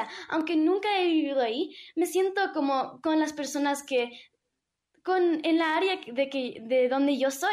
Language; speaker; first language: Spanish; early bilingual, heritage; English